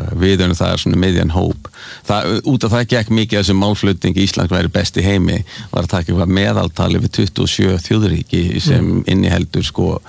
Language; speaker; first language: Icelandic; native; Icelandic